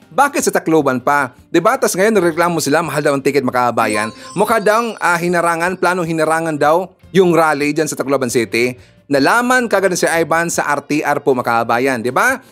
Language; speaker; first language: Filipino; non-native, local second language; Cebuano